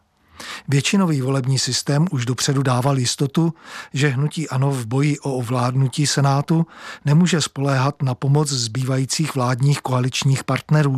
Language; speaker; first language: Czech; native; Czech